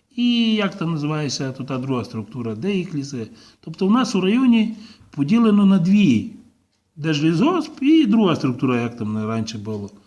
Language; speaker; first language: Ukrainian; native; Ukrainian